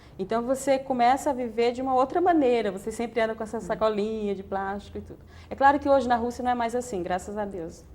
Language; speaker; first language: Portuguese; native; Portuguese